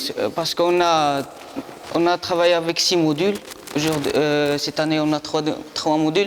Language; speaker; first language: French; non-native, local second language; Arabic